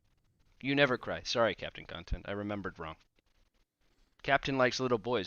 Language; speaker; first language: English; native; English